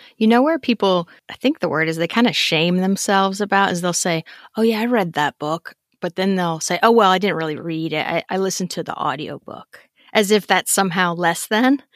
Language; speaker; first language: English; native; English